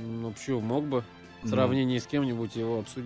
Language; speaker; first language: Russian; native; Russian